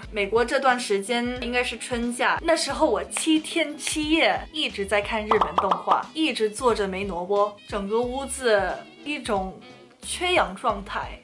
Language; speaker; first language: Chinese; non-native, fluent; English